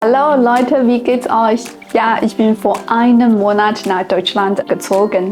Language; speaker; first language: German; non-native, fluent; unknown